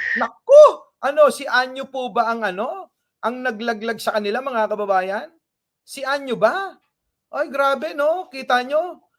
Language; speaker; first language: Filipino; non-native, local second language; Iloko